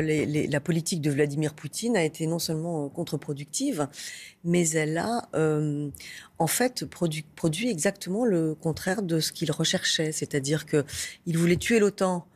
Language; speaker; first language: French; native; French